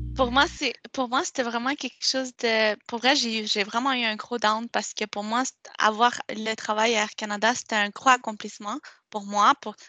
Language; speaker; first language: French; non-native, local second language; Spanish